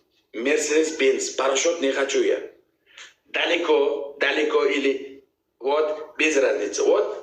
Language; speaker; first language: Russian; non-native, learner; Uzbek